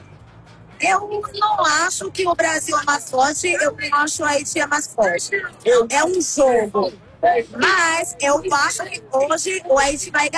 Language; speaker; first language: Portuguese; non-native, learner; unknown